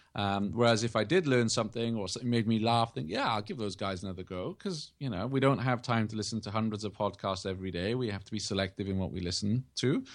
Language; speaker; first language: English; native; English